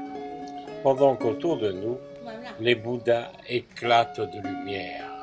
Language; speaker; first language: French; native; French